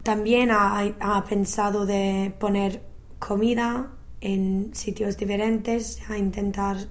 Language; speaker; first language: Spanish; non-native, fluent; English